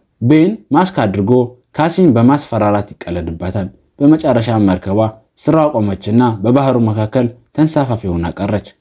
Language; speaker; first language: Amharic; native; Amharic